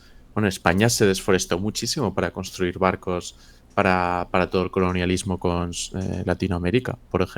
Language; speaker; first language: Spanish; native; Spanish